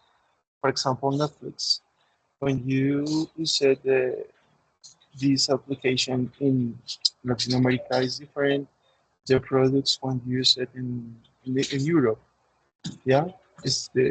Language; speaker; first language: English; non-native, learner; Spanish